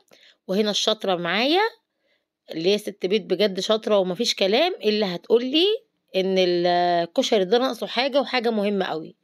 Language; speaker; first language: Arabic; native; Arabic